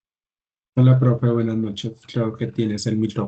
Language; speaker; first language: Spanish; native; Spanish